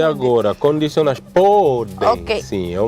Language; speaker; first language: Portuguese; native; Portuguese